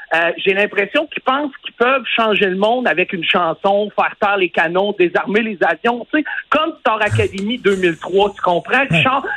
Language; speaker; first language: French; native; French